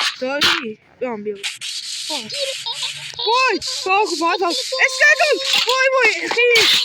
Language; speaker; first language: Persian; native; Persian